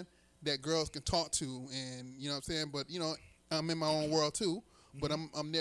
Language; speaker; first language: English; native; English